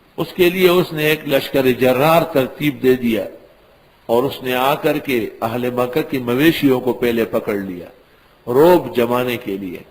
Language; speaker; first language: Urdu; non-native, local second language; Pashto